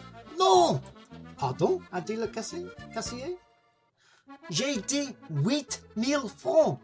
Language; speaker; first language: French; non-native, learner; English